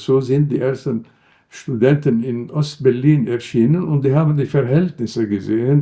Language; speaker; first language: German; non-native, fluent; Arabic